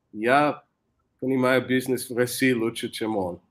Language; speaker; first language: Russian; non-native, fluent; English